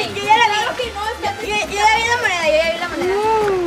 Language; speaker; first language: Spanish; native; Spanish